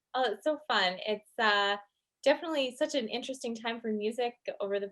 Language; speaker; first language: English; native; English